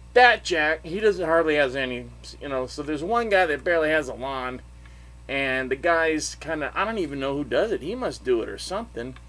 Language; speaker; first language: English; native; English